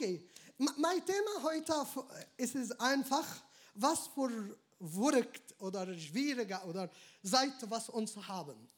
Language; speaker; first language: German; non-native, learner; Arabic